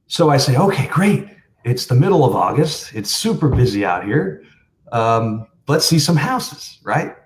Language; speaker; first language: English; native; English